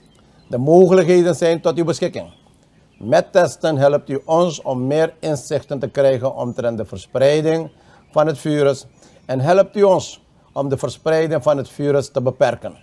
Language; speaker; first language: Dutch; native; Dutch